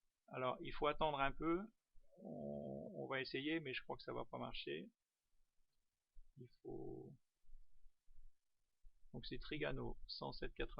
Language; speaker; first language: French; native; French